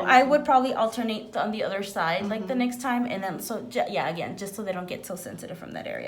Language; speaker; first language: English; native; English